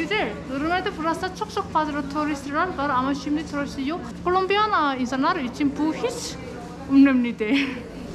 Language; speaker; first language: Turkish; non-native, learner; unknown